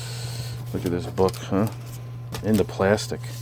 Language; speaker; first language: English; native; English